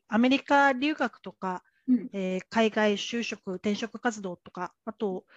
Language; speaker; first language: Japanese; native; Japanese